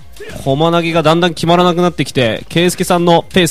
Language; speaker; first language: Japanese; native; Japanese